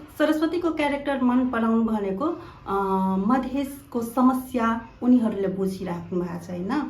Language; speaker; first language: Nepali; non-native, local second language; Maithili